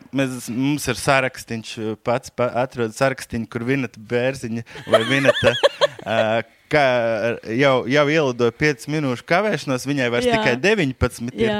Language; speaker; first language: Latvian; native; Latvian